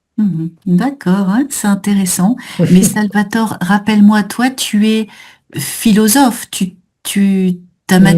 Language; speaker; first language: French; native; French